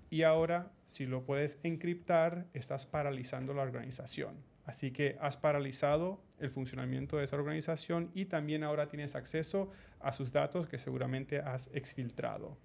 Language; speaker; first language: Spanish; early bilingual, heritage; Spanish